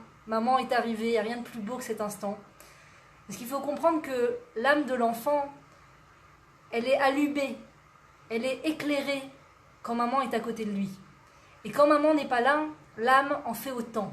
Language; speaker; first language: French; native; French